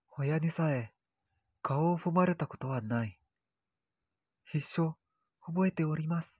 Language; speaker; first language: Japanese; non-native, learner; Indonesian